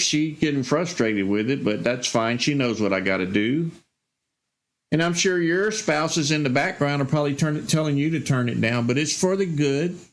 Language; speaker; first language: English; native; English